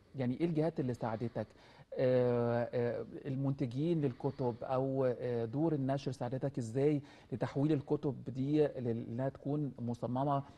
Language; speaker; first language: Arabic; native; Arabic